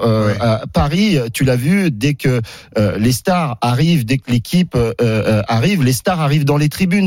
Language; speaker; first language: French; native; French